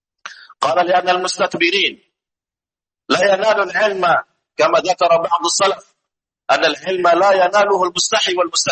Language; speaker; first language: Arabic; non-native, fluent; Indonesian